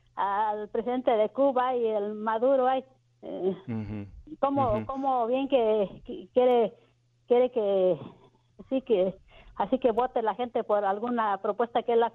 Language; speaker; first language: Spanish; native; Spanish